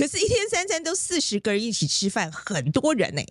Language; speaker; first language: Chinese; native; Chinese